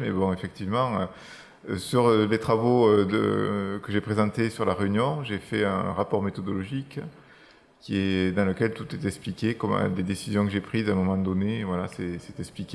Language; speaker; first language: French; native; French